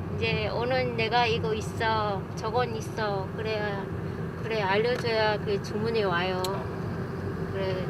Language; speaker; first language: Korean; non-native, learner; Vietnamese